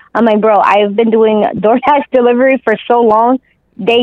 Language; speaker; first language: English; native; English